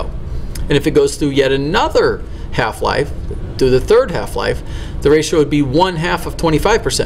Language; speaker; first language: English; native; English